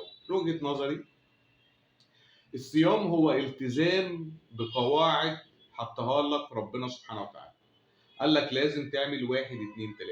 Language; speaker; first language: Arabic; native; Arabic